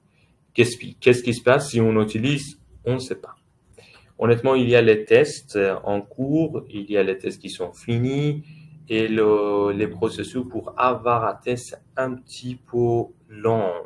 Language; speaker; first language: French; non-native, fluent; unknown